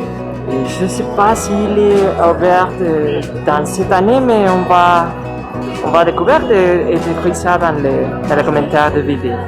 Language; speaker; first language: French; non-native, learner; Spanish